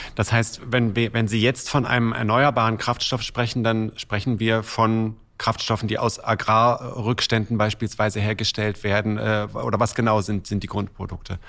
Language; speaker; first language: German; native; German